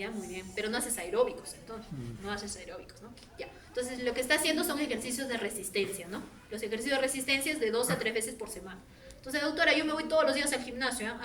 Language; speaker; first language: Spanish; native; Spanish